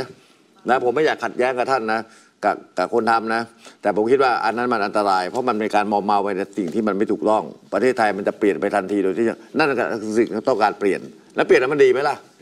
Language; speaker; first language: Thai; native; Thai